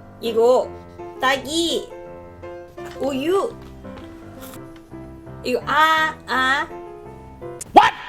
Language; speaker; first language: Korean; non-native, learner; Cantonese